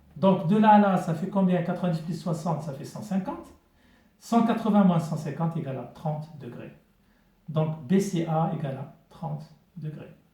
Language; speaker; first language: French; non-native, local second language; Arabic